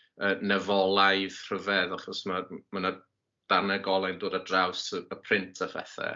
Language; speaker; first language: Welsh; native; Welsh